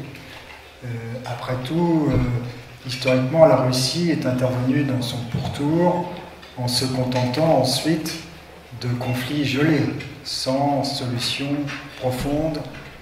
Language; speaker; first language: French; native; French